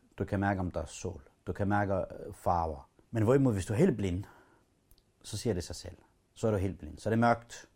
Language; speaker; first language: Danish; early bilingual, other home language; Kurdish